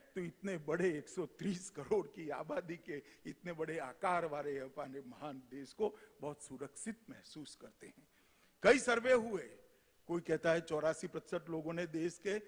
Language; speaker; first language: Hindi; non-native, local second language; Gujarati